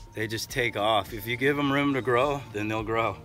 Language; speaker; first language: English; native; English